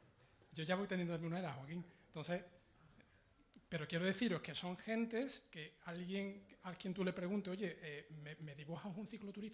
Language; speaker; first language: Spanish; native; Spanish